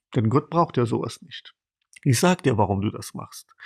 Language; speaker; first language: German; non-native, fluent; Persian